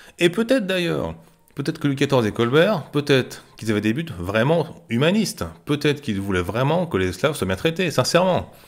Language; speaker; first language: French; native; French